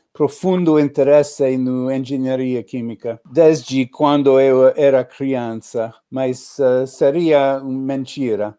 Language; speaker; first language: Portuguese; non-native, learner; English